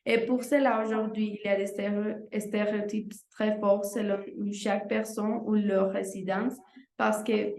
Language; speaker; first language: French; non-native, learner; Spanish